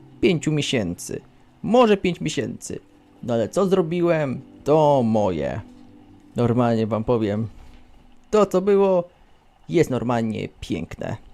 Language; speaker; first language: Polish; native; Polish